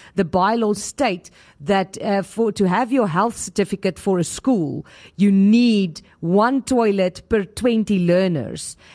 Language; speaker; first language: English; non-native, local second language; Afrikaans